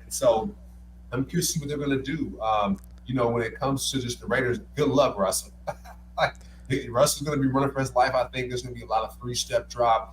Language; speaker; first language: English; native; English